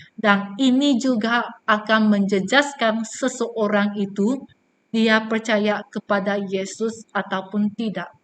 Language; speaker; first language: Malay; non-native, local second language; Chinese